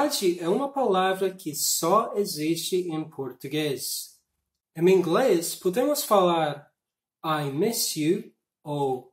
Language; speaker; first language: Portuguese; non-native, fluent; English